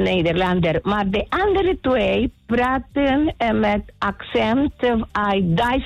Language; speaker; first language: Dutch; non-native, learner; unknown